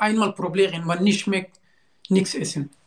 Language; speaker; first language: German; non-native, learner; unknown